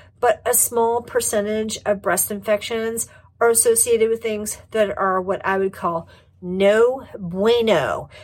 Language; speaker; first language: English; native; English